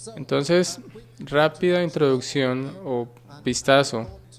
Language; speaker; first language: Spanish; non-native, fluent; Finnish